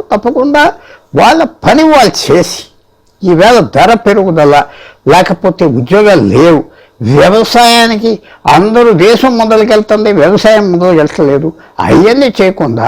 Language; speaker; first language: Telugu; native; Telugu